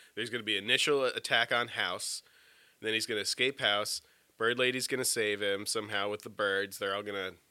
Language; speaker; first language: English; native; English